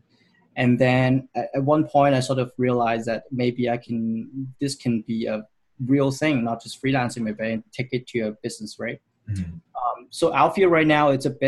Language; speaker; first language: English; non-native, local second language; Cantonese